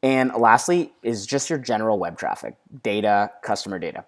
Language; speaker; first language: English; native; English